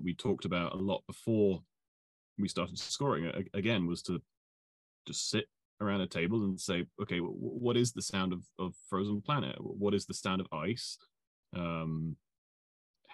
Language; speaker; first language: English; native; English